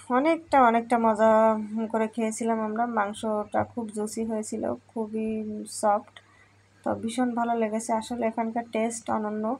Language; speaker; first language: Bangla; native; Bangla